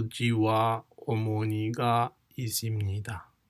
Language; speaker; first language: Korean; non-native, fluent; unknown